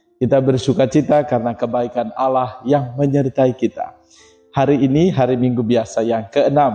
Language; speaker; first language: Indonesian; native; Indonesian